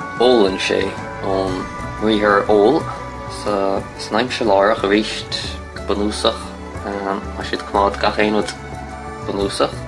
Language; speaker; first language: Irish; native; Irish